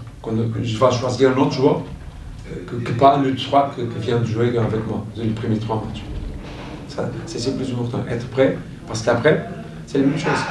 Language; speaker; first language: French; non-native, fluent; Portuguese